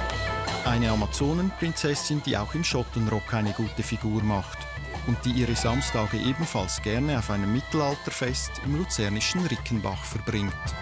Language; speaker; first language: German; native; German